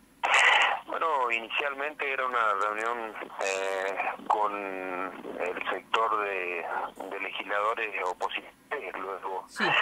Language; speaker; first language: Spanish; native; Spanish